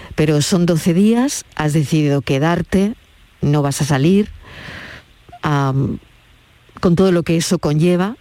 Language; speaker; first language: Spanish; native; Spanish